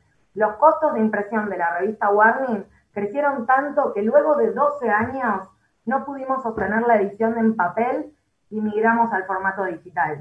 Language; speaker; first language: Spanish; native; Spanish